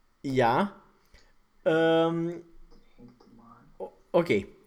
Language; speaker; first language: German; non-native, fluent; Romanian